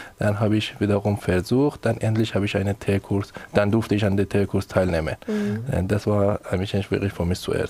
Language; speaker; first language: German; non-native, learner; Persian